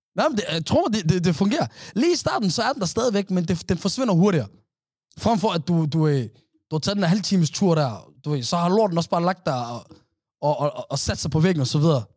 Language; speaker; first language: Danish; native; Danish